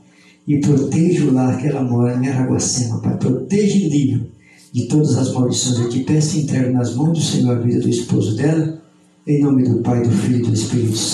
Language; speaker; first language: Portuguese; native; Portuguese